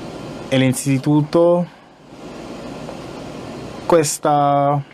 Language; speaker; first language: Spanish; non-native, learner; English